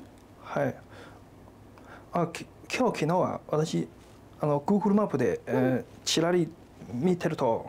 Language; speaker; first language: Japanese; non-native, learner; Chinese